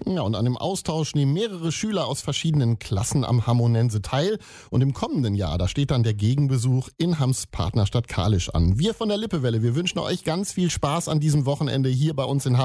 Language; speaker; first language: German; native; German